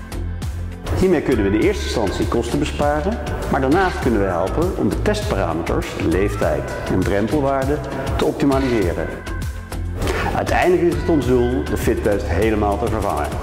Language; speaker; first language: Dutch; native; Dutch